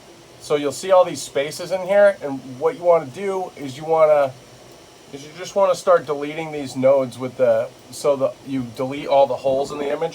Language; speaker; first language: English; native; English